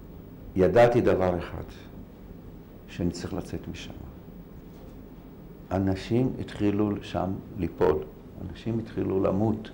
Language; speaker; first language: Hebrew; non-native, fluent; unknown